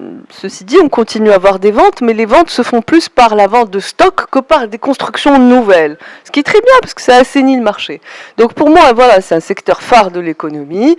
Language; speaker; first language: French; non-native, local second language; Arabic